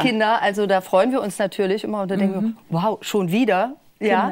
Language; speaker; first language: German; native; German